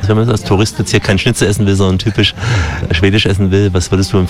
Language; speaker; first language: German; native; German